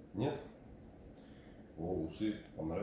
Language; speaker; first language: Russian; non-native, learner; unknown